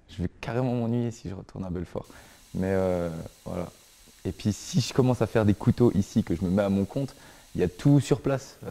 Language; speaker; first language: French; native; French